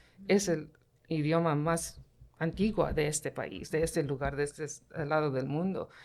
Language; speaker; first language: Spanish; early bilingual, heritage; Spanish